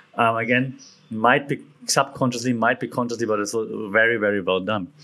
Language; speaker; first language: English; non-native, fluent; German